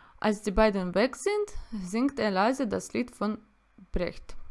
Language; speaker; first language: German; non-native, learner; Russian